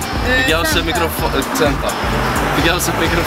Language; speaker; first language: Lithuanian; non-native, learner; Swedish